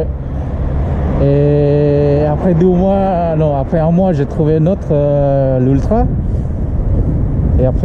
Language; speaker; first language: French; non-native, learner; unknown